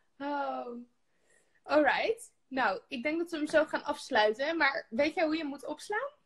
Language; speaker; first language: Dutch; native; Dutch